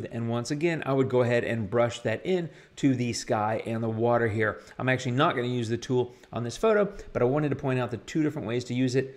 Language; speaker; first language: English; native; English